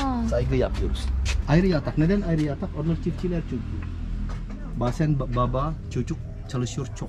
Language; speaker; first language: Turkish; non-native, learner; Indonesian